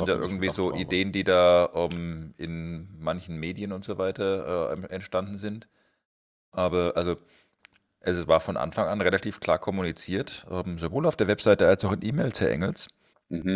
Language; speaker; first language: German; native; German